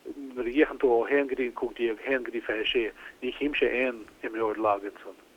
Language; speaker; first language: Irish; native; Irish